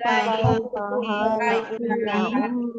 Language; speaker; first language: Arabic; non-native, learner; Indonesian